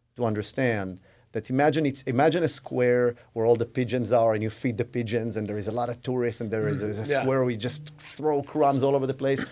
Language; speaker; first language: English; non-native, fluent; Hebrew